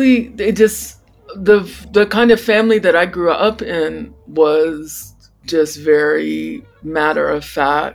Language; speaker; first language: English; native; English